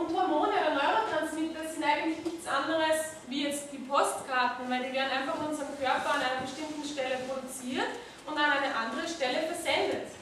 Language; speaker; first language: German; native; German